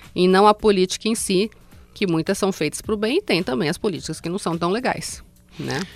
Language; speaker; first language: Portuguese; native; Portuguese